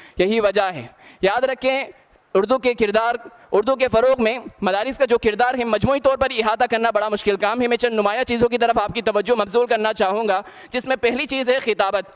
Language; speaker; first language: Urdu; native; Urdu